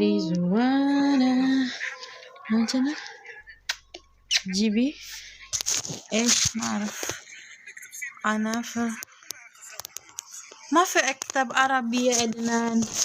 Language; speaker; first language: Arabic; non-native, learner; Indonesian